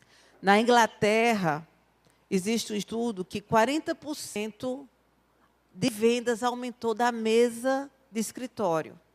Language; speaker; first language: Portuguese; native; Portuguese